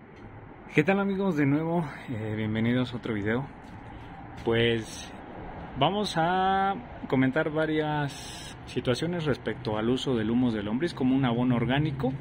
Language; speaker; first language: Spanish; native; Spanish